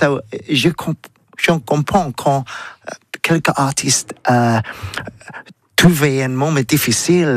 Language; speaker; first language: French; non-native, learner; English